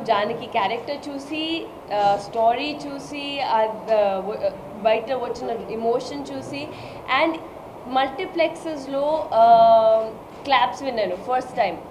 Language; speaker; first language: Telugu; non-native, local second language; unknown